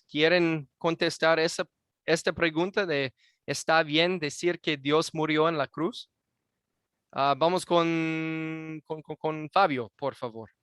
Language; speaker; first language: Spanish; non-native, fluent; English